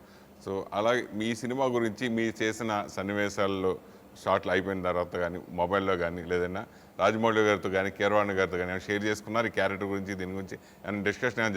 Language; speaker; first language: Telugu; native; Telugu